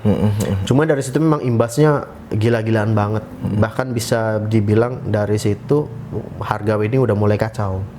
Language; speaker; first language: Indonesian; native; Indonesian